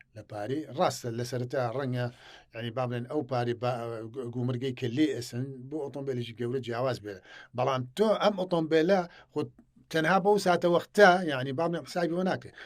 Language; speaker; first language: Central Kurdish; native; Central Kurdish